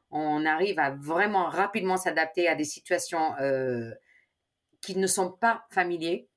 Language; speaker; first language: French; non-native, fluent; English